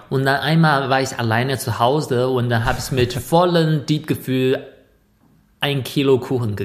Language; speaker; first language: German; non-native, fluent; Chinese